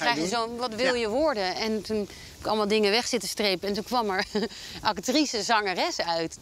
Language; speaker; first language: Dutch; native; Dutch